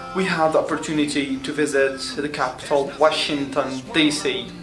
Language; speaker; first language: English; non-native, fluent; Arabic